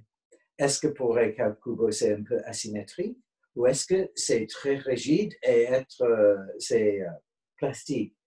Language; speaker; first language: French; non-native, fluent; English